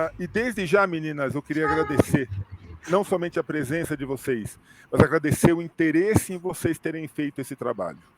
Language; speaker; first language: Portuguese; native; Portuguese